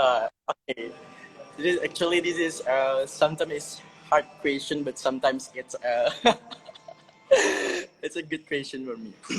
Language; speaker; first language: English; non-native, learner; Indonesian